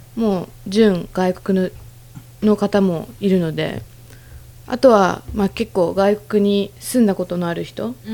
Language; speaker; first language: Japanese; early bilingual, other home language; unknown